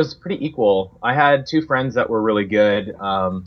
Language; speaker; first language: English; native; English